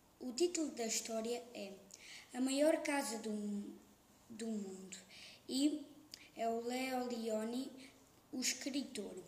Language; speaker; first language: Portuguese; native; Portuguese